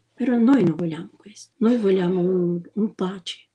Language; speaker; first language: Italian; non-native, learner; Ukrainian